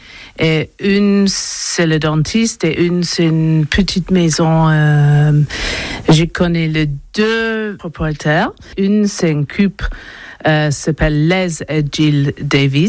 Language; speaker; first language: French; non-native, learner; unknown